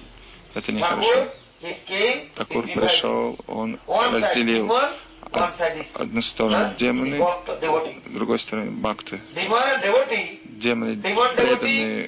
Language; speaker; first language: Russian; non-native, learner; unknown